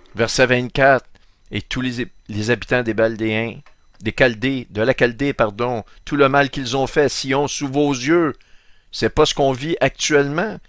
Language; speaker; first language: French; native; French